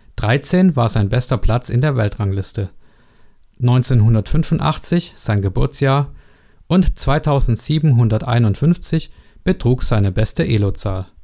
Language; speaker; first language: German; non-native, learner; Czech